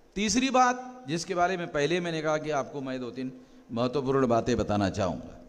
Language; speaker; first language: Hindi; non-native, local second language; Marathi